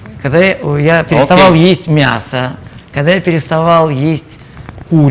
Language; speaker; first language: Russian; native; Russian